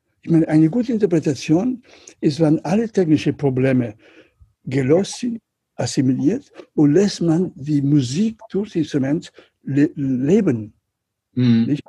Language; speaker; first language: German; non-native, learner; Catalan